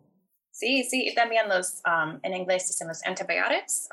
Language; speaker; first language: Spanish; non-native, fluent; English